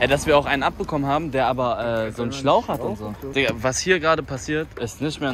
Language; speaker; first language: German; native; German